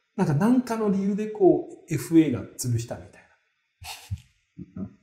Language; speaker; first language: Japanese; early bilingual, heritage; Japanese